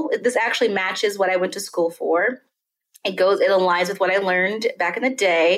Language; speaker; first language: English; native; English